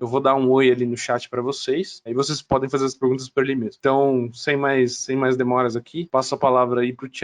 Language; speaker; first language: Portuguese; native; Portuguese